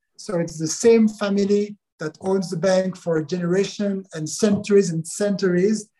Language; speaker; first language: English; non-native, fluent; French